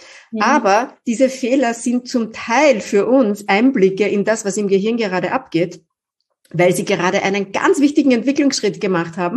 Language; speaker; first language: German; native; German